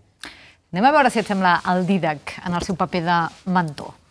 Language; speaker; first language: Catalan; native; Catalan